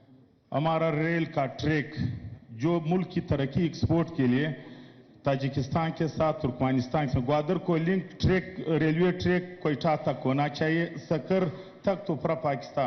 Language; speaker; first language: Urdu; non-native, local second language; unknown